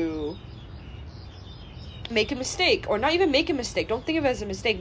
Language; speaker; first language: English; non-native, local second language; Cantonese